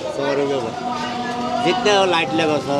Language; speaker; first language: Hindi; non-native, local second language; Bangla